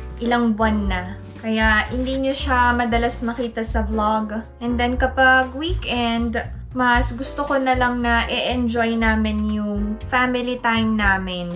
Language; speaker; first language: Filipino; native; Filipino